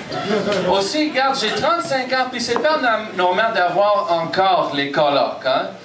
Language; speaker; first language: French; non-native, local second language; English